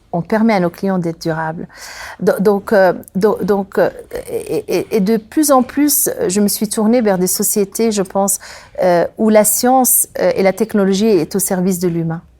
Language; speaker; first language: French; non-native, local second language; Arabic